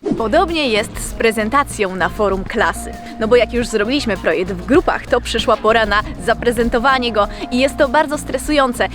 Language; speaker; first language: Polish; native; Polish